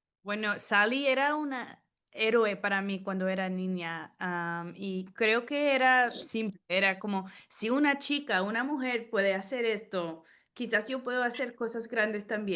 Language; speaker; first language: Spanish; early bilingual, heritage; English